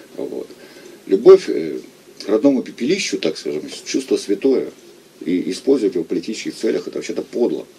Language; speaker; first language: Russian; native; Russian